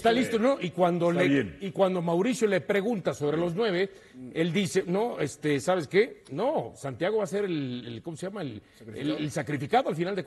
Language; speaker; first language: Spanish; native; Spanish